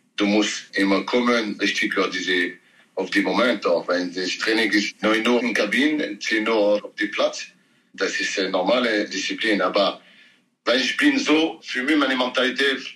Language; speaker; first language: German; non-native, learner; French